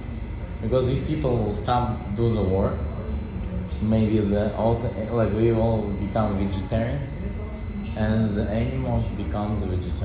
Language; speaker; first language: English; non-native, fluent; Russian